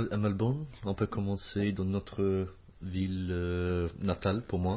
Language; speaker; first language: French; non-native, fluent; English